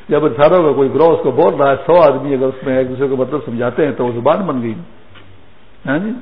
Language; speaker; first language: Urdu; non-native, local second language; Pashto